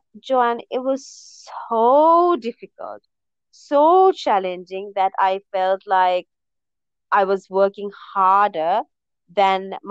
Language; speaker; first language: English; non-native, local second language; Sinhala